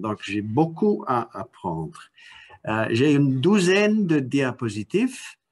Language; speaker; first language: French; non-native, fluent; English